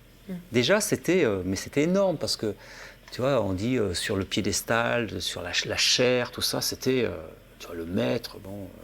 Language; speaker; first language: French; native; French